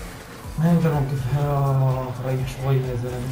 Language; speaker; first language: Arabic; native; Arabic